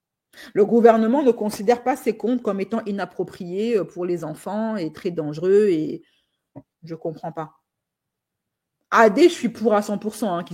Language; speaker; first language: French; native; French